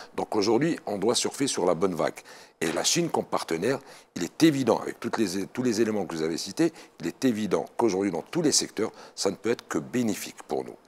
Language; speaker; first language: French; non-native, local second language; Arabic